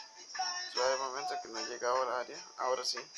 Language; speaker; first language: Spanish; native; Spanish